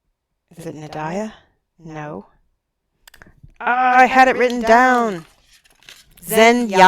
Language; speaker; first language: English; native; English